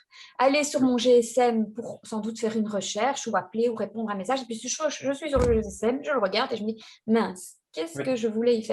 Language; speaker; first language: French; native; French